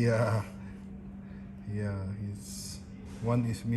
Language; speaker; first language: English; non-native, learner; Indonesian